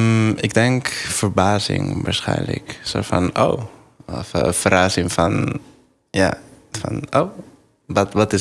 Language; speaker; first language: Dutch; non-native, fluent; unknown